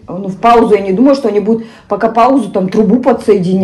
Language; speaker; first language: Russian; native; Russian